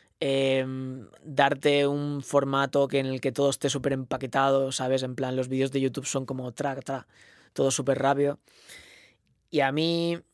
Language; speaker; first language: Spanish; non-native, local second language; Catalan